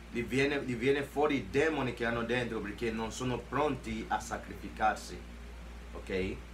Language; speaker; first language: Italian; non-native, fluent; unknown